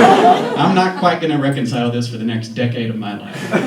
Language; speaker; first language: English; native; English